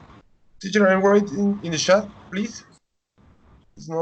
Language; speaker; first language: English; non-native, learner; Spanish